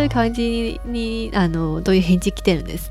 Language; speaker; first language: Japanese; non-native, fluent; Chinese